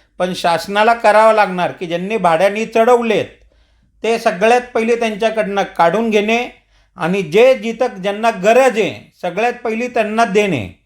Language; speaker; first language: Marathi; non-native, local second language; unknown